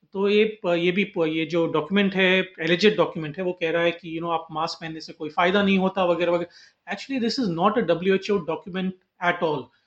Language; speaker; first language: Hindi; non-native, local second language; Marathi